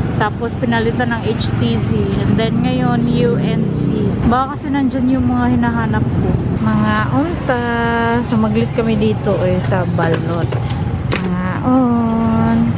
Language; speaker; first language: Filipino; non-native, local second language; Cebuano